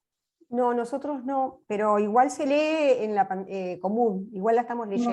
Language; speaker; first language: Spanish; native; Spanish